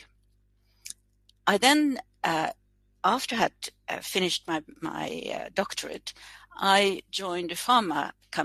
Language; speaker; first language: English; non-native, fluent; Swedish